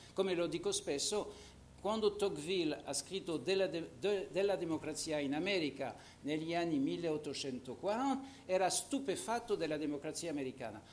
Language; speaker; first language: Italian; non-native, fluent; French